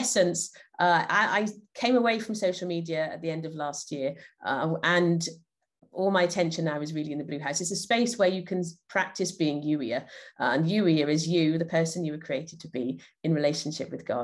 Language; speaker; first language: English; native; English